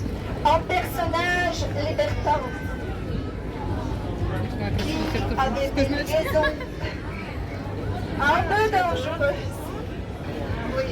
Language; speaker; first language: French; non-native, fluent; Russian